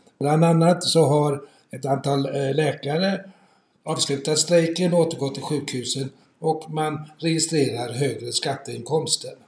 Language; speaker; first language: Swedish; native; Swedish